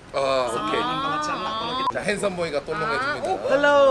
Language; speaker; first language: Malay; non-native, learner; Korean